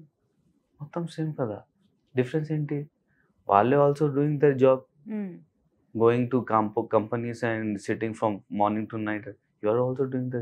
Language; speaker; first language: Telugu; non-native, local second language; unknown